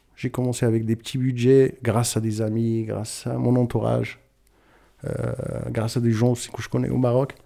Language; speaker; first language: French; non-native, local second language; Tachelhit